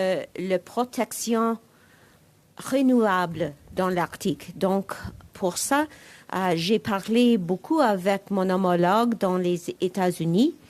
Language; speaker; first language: French; non-native, learner; English